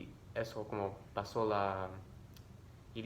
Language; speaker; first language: Spanish; early bilingual, other home language; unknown